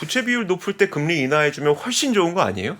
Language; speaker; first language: Korean; native; Korean